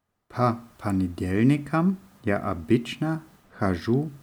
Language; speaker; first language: Russian; non-native, learner; German